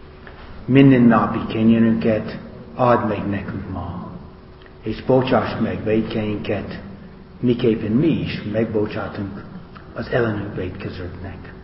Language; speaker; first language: Hungarian; non-native, learner; English